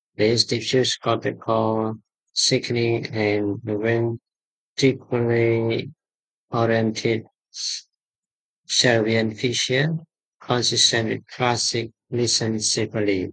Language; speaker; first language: English; non-native, fluent; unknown